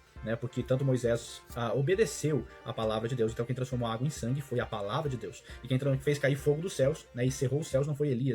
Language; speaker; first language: Portuguese; native; Portuguese